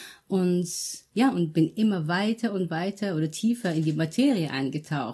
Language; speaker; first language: German; early bilingual, other home language; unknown